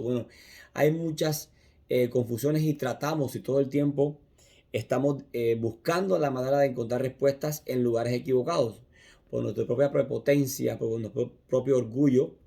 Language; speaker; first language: Spanish; native; Spanish